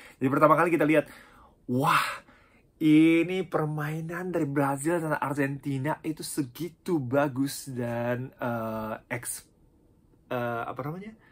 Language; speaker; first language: Indonesian; non-native, fluent; Japanese